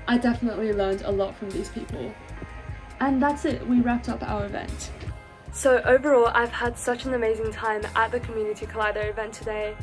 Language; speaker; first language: English; native; English